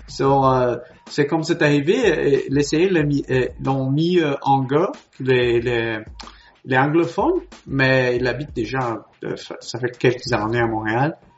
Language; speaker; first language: French; non-native, learner; Portuguese